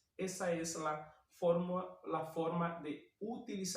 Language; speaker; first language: Spanish; non-native, fluent; Portuguese